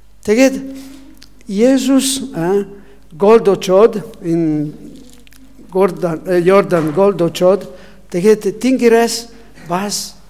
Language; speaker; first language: Mongolian; non-native, learner; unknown